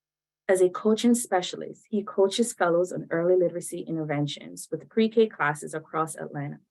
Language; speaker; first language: English; native; English